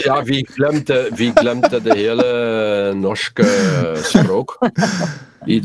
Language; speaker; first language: Norwegian; non-native, learner; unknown